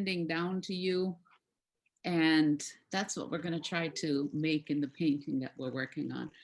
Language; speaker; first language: English; native; English